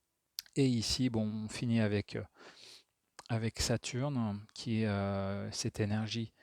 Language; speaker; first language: French; native; French